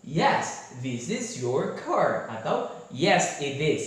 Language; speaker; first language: English; non-native, fluent; Indonesian